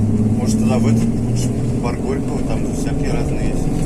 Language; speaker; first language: Russian; native; Russian